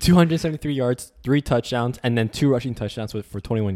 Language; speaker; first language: English; native; English